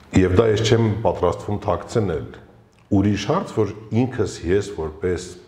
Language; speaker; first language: Armenian; early bilingual, heritage; Armenian